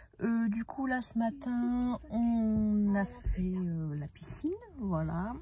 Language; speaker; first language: French; native; French